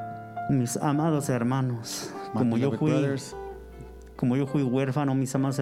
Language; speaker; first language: Spanish; native; Spanish